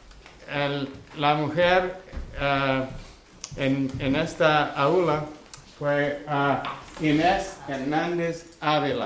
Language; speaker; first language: Spanish; non-native, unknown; English